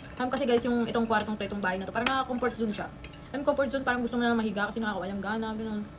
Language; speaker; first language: Filipino; non-native, local second language; Bikol